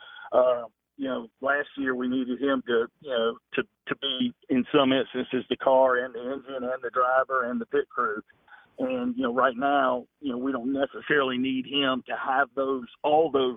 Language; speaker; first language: English; native; English